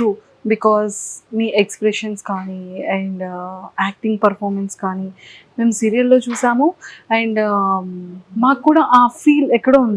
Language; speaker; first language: Telugu; native; Telugu